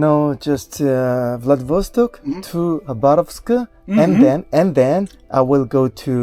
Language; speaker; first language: English; non-native, learner; Korean